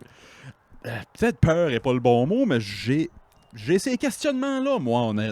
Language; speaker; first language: French; native; French